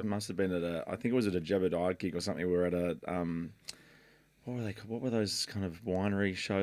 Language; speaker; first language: English; native; English